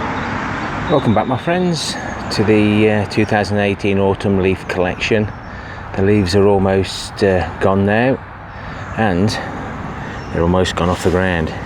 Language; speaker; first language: English; native; English